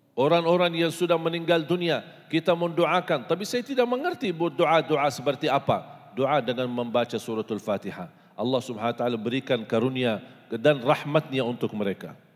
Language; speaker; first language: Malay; non-native, fluent; Arabic